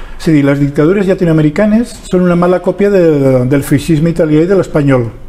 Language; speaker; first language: Catalan; non-native, local second language; Spanish